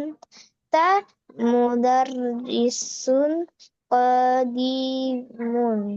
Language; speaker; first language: Arabic; non-native, learner; Bangla